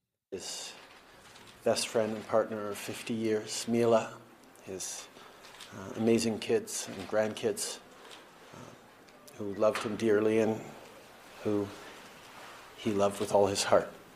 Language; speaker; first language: English; early bilingual, other home language; French